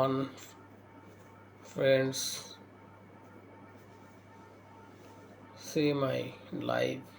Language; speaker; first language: English; non-native, learner; Bangla